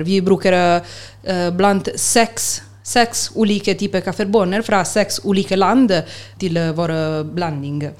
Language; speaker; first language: Norwegian; non-native, learner; Italian